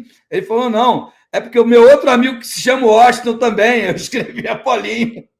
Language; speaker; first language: Portuguese; native; Portuguese